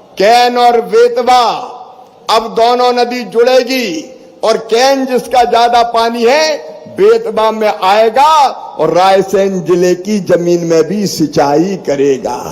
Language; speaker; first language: Hindi; native; Hindi